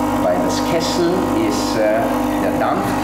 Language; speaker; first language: German; non-native, fluent; Italian